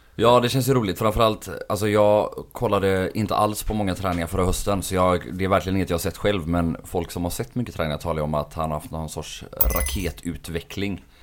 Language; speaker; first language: Swedish; native; Swedish